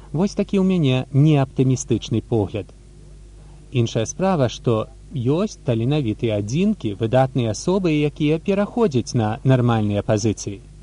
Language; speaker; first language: Belarusian; native; Belarusian